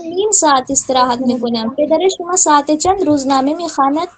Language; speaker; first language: Persian; non-native, learner; Urdu